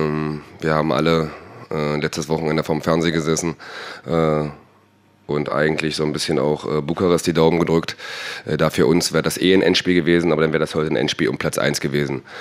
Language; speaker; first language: German; native; German